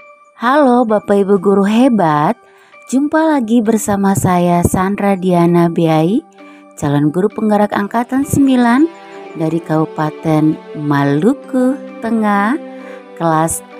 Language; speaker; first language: Indonesian; native; Indonesian